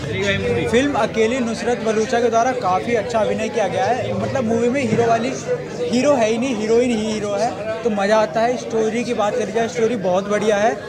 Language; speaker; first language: Hindi; native; Hindi